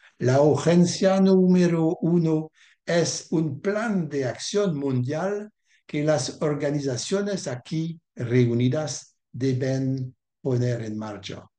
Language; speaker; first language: Spanish; non-native, learner; French